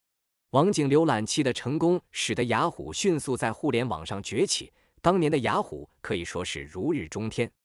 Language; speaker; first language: Chinese; native; Chinese